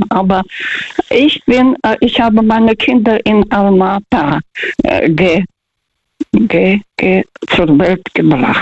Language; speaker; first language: German; non-native, fluent; Russian